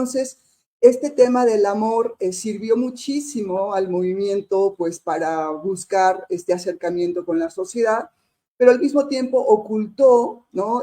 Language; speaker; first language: Spanish; native; Spanish